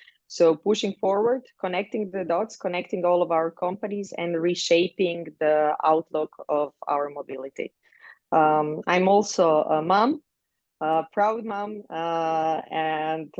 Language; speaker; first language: English; non-native, fluent; Croatian